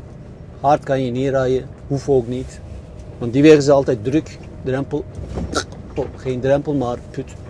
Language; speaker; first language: Dutch; non-native, fluent; Turkish